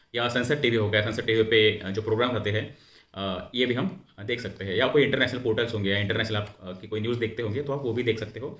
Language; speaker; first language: Hindi; non-native, local second language; Marathi